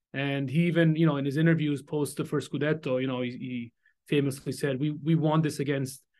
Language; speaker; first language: English; early bilingual, other home language; Italian